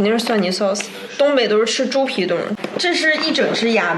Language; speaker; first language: Chinese; native; Chinese